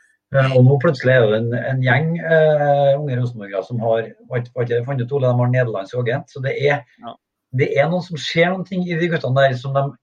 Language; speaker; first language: Norwegian; native; Norwegian